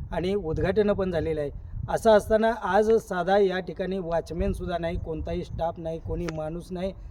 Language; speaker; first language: Marathi; native; Marathi